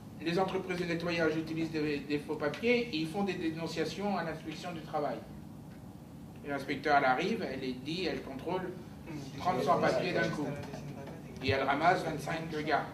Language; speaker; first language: French; native; French